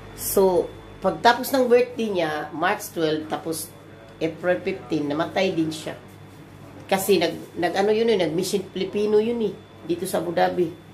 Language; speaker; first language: Filipino; non-native, local second language; Cebuano